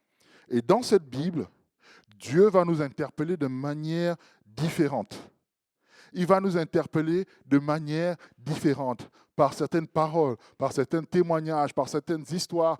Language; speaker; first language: French; native; French